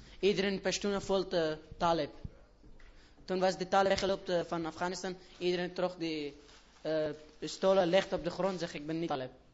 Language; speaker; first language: Dutch; non-native, learner; Persian